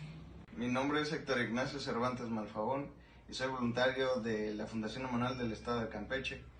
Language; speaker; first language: Spanish; native; Spanish